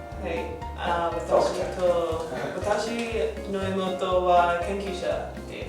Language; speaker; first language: Japanese; non-native, learner; English